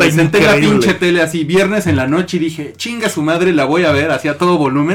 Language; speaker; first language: Spanish; native; Spanish